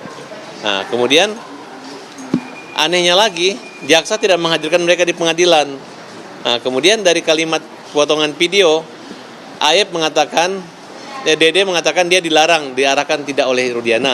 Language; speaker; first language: Indonesian; native; Indonesian